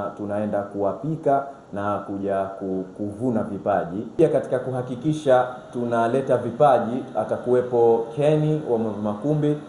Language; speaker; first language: Swahili; native; Swahili